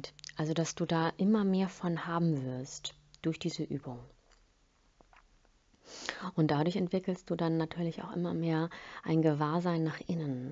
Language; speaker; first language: German; native; German